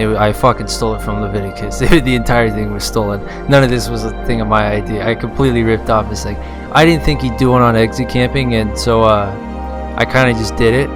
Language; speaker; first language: English; native; English